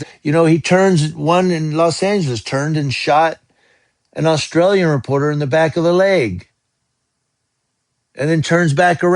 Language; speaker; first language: English; native; English